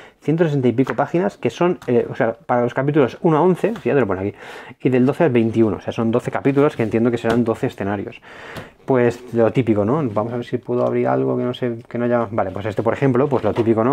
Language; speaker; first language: Spanish; native; Spanish